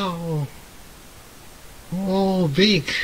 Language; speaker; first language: English; non-native, learner; Japanese